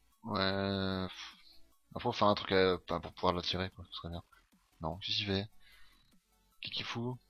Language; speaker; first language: French; native; French